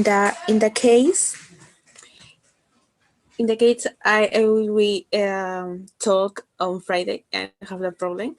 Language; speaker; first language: English; non-native, learner; Spanish